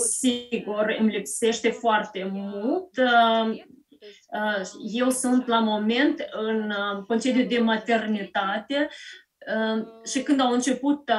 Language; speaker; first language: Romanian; early bilingual, heritage; Romanian